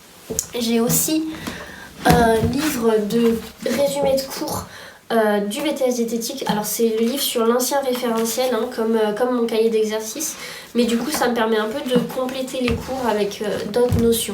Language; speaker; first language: French; native; French